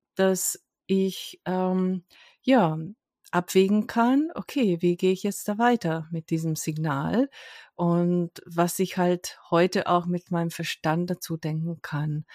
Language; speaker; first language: German; non-native, fluent; Hungarian